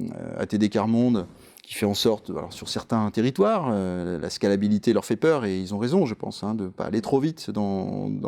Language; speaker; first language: French; native; French